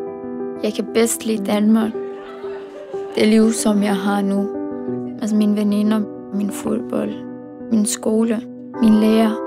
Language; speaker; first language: Danish; early bilingual, other home language; Persian